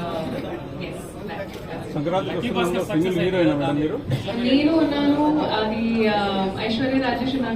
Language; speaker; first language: Telugu; non-native, local second language; Hindi